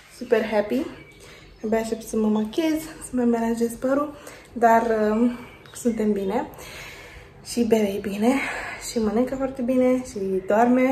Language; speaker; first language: Romanian; native; Romanian